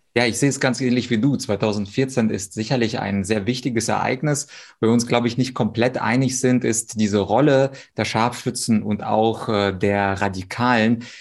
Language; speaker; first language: German; early bilingual, other home language; Russian